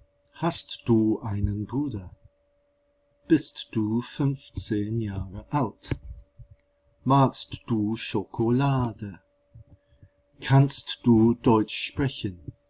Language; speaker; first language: German; non-native, fluent; English